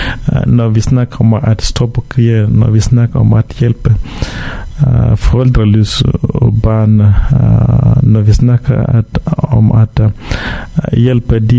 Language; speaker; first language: Danish; non-native, fluent; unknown